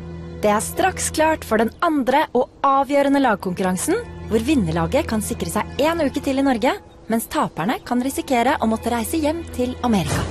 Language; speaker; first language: Norwegian; native; Norwegian